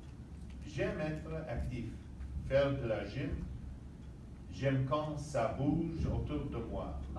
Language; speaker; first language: French; non-native, learner; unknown